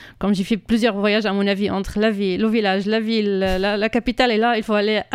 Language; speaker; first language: French; non-native, fluent; Arabic